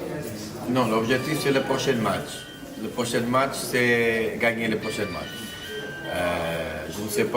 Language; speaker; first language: French; non-native, fluent; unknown